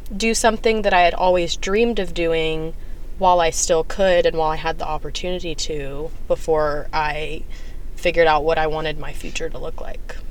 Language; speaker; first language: English; native; English